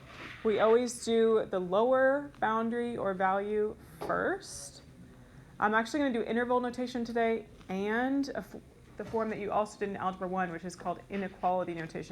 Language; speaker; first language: English; native; English